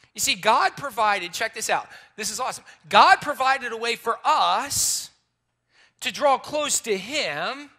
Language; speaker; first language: English; native; English